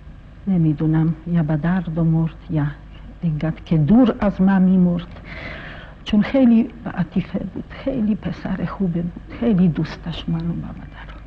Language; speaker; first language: Persian; non-native, fluent; Polish